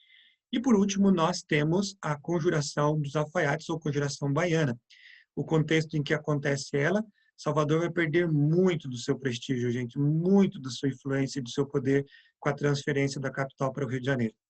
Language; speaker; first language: Portuguese; native; Portuguese